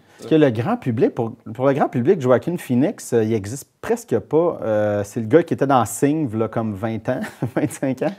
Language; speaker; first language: French; native; French